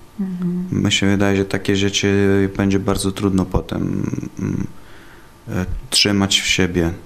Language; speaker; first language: Polish; non-native, learner; Italian